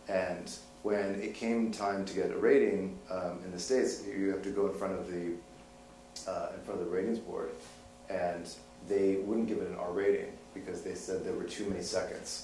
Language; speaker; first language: English; native; English